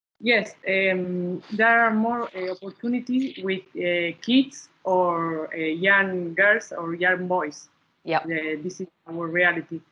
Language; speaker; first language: English; non-native, learner; Spanish